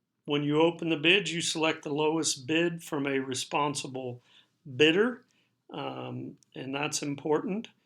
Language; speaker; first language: English; native; English